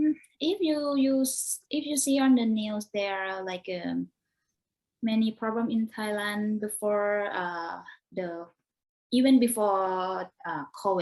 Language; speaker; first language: English; non-native, learner; Thai